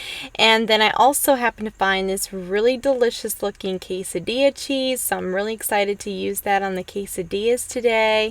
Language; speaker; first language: English; native; English